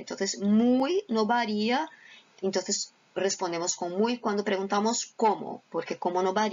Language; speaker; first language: Spanish; non-native, fluent; Portuguese